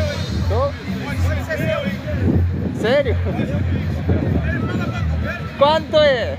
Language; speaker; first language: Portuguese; non-native, learner; Korean